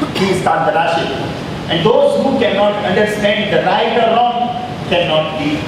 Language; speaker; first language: English; non-native, local second language; Urdu